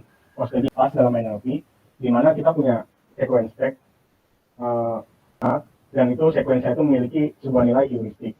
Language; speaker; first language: Indonesian; native; Indonesian